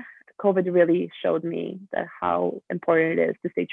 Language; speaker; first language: English; early bilingual, other home language; Albanian